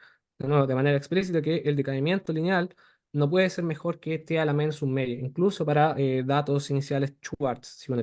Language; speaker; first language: Spanish; native; Spanish